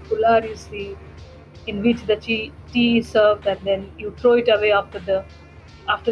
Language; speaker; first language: English; non-native, local second language; Bangla